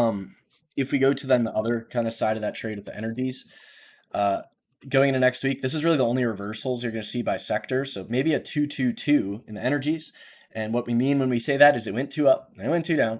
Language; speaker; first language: English; native; English